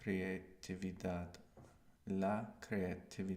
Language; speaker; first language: Spanish; non-native, learner; English